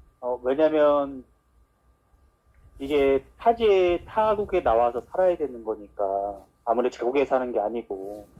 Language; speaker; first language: Korean; native; Korean